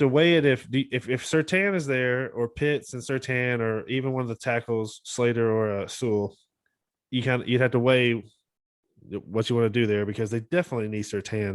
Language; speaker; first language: English; native; English